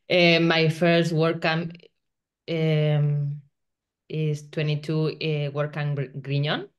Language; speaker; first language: English; non-native, learner; Spanish